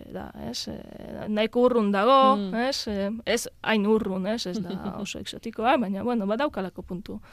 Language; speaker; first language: Basque; non-native, fluent; Polish